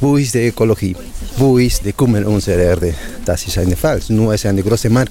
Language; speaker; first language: German; non-native, learner; Spanish